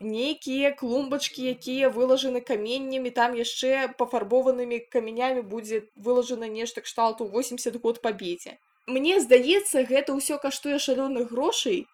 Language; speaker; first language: Belarusian; non-native, local second language; Russian